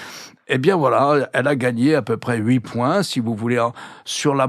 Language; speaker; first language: French; native; French